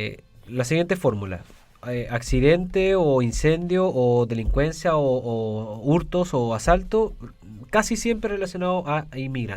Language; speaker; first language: Spanish; native; Spanish